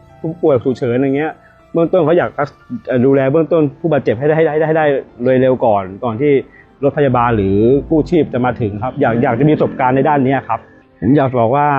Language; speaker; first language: Thai; native; Thai